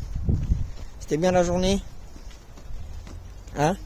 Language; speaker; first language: French; native; French